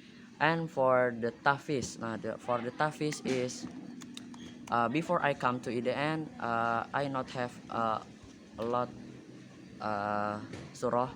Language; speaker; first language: English; non-native, learner; Indonesian